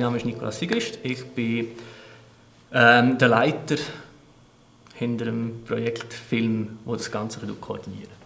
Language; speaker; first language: German; native; German